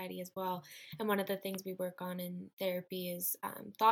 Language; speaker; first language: English; native; English